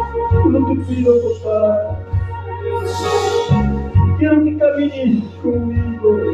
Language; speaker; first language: Spanish; non-native, local second language; Quechua